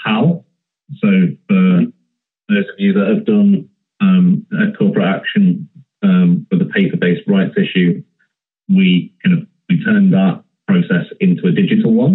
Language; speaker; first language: English; native; English